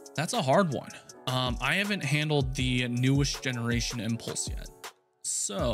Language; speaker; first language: English; native; English